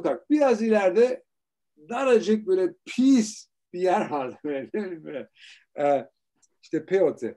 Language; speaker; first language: Turkish; early bilingual, heritage; Turkish